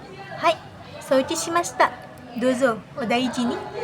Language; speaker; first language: Japanese; non-native, learner; Indonesian